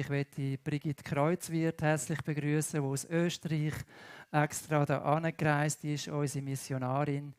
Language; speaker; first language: German; native; German